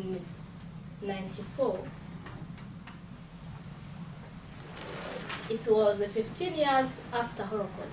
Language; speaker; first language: English; non-native, local second language; Kinyarwanda